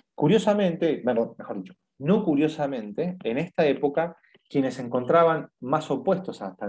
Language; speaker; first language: Spanish; native; Spanish